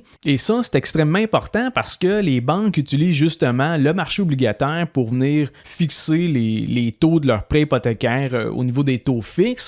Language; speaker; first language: French; native; French